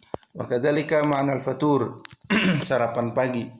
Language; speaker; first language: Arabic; non-native, fluent; Indonesian